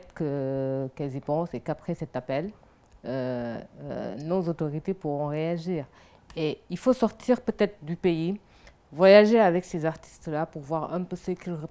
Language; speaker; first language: French; non-native, local second language; Wolof